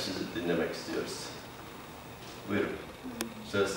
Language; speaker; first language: Turkish; native; Turkish